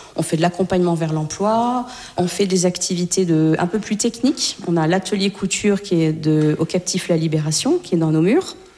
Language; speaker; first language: French; native; French